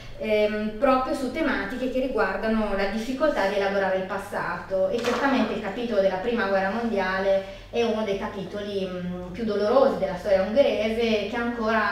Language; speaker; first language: Italian; native; Italian